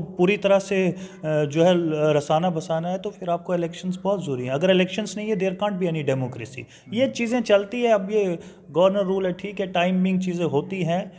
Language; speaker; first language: Hindi; non-native, local second language; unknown